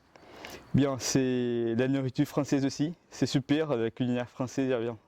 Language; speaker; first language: French; non-native, learner; Portuguese